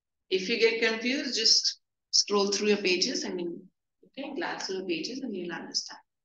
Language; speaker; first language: English; non-native, local second language; Hindi